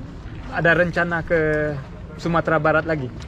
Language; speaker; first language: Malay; early bilingual, heritage; Indonesian